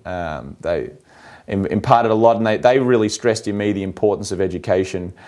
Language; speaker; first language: English; native; English